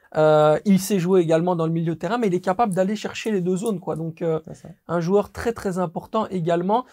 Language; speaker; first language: French; native; French